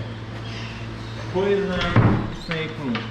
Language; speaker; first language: English; non-native, learner; Persian